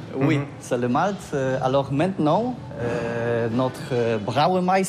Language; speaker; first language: French; non-native, learner; Polish